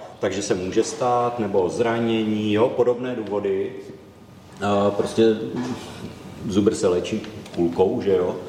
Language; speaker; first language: Czech; native; Czech